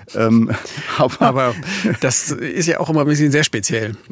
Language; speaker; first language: German; native; German